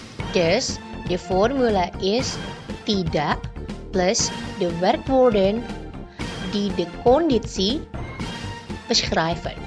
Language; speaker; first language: Dutch; non-native, learner; Indonesian